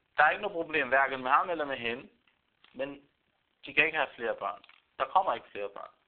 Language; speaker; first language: Danish; non-native, fluent; Arabic